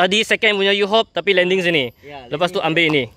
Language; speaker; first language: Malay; non-native, local second language; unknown